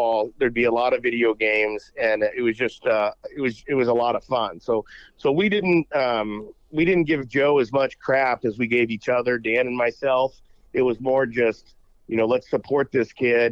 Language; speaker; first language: English; native; English